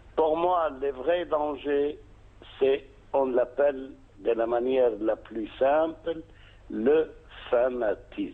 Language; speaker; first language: French; non-native, fluent; Arabic